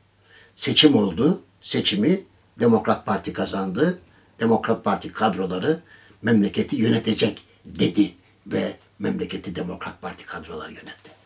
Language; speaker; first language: Turkish; native; Turkish